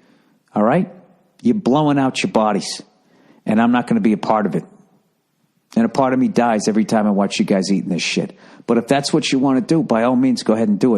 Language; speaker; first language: English; native; English